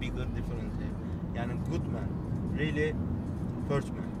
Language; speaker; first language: English; non-native, learner; Turkish